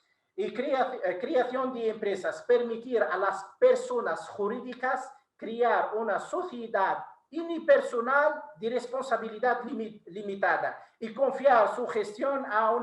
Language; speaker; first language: Spanish; non-native, fluent; Arabic